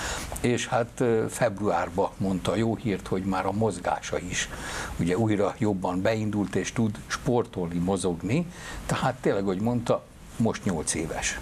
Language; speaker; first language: Hungarian; native; Hungarian